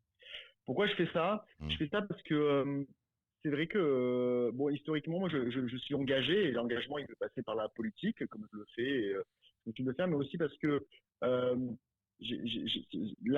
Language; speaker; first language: French; native; French